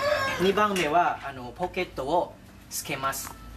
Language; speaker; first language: Japanese; non-native, learner; Thai